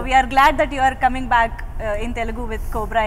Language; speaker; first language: Telugu; native; Telugu